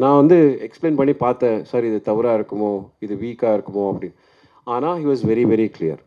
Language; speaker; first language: Tamil; native; Tamil